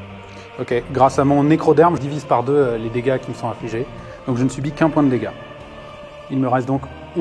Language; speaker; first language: French; native; French